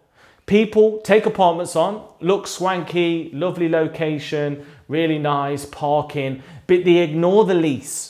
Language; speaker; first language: English; native; English